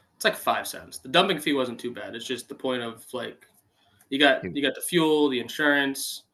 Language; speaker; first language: English; native; English